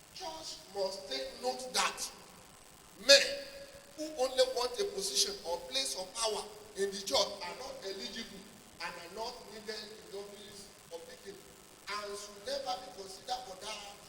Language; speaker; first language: English; non-native, local second language; Yoruba